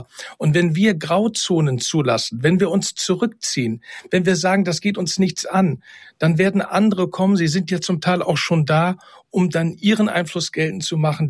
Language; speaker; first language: German; native; German